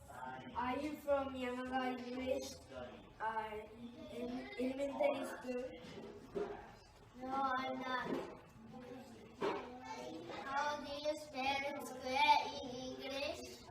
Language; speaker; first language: English; non-native, learner; Japanese